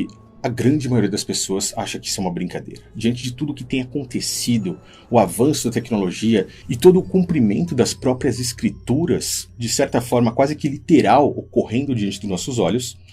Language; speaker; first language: Portuguese; native; Portuguese